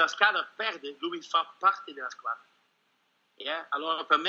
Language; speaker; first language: Italian; non-native, learner; Dutch